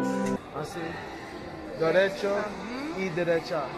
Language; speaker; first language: Spanish; non-native, learner; English